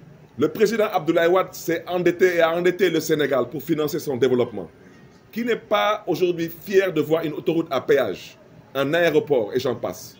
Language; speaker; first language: French; non-native, local second language; Wolof